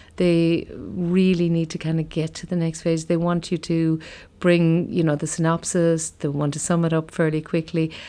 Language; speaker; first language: English; native; English